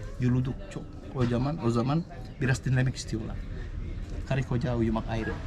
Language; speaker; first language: Turkish; non-native, learner; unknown